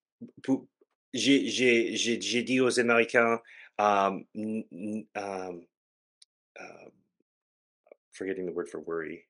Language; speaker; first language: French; non-native, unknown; English